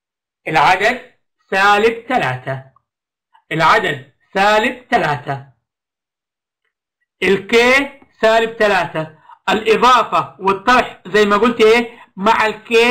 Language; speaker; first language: Arabic; native; Arabic